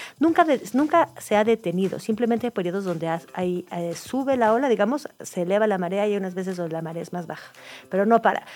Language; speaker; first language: Spanish; native; Spanish